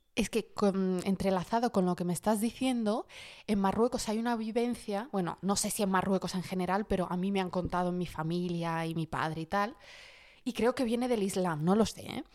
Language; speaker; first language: Spanish; early bilingual, other home language; Arabic